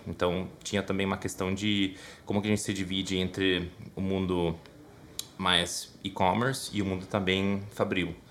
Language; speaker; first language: Portuguese; non-native, fluent; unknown